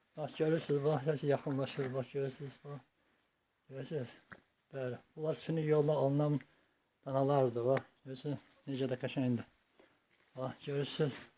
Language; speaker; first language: Azerbaijani; non-native, local second language; Avaric